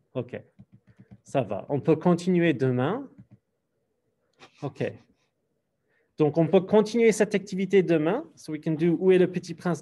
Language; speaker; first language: French; non-native, fluent; English